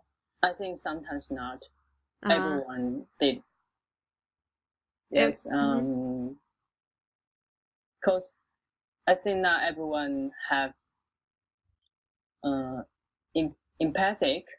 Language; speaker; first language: English; non-native, local second language; Chinese